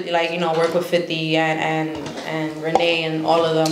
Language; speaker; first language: English; native; English